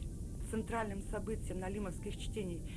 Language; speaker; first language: Russian; native; Russian